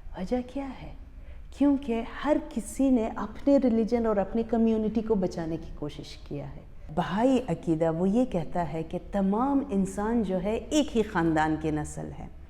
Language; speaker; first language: Urdu; early bilingual, other home language; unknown